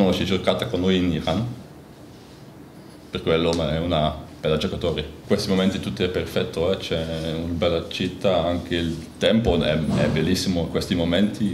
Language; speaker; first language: Italian; non-native, learner; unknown